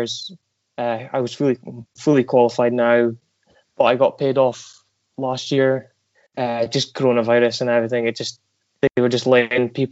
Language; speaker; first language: English; native; English